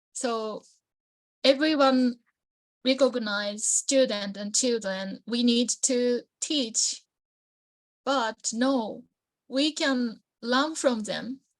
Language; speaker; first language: English; non-native, learner; Japanese